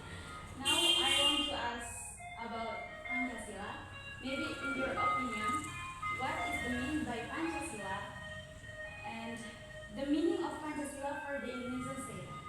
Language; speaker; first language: English; non-native, learner; Indonesian